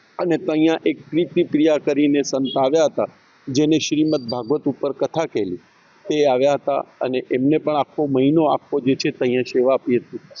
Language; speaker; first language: Gujarati; non-native, local second language; Sindhi